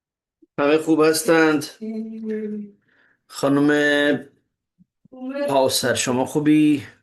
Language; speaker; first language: Persian; non-native, fluent; Hindi